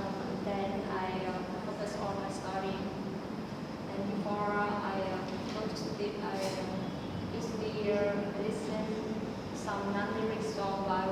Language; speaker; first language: English; non-native, fluent; Vietnamese